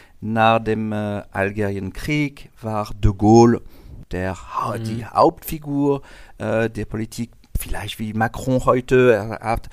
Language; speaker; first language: German; non-native, learner; French